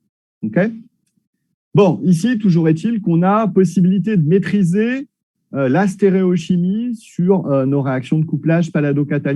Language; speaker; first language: French; native; French